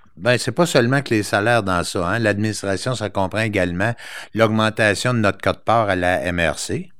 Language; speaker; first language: French; native; French